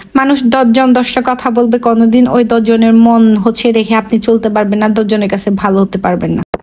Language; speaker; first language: Bangla; non-native, local second language; Chakma